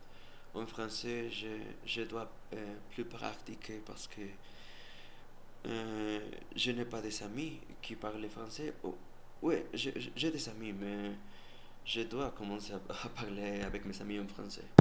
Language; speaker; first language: French; non-native, learner; Spanish